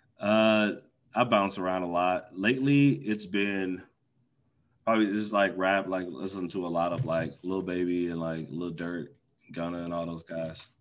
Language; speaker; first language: English; native; English